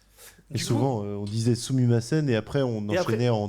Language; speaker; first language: French; native; French